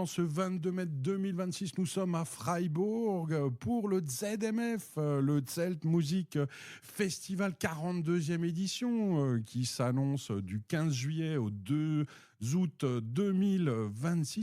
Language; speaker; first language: French; native; French